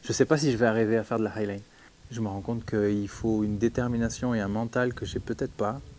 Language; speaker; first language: French; native; French